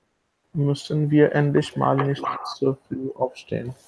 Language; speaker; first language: German; non-native, learner; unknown